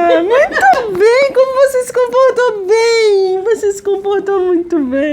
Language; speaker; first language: Portuguese; native; Portuguese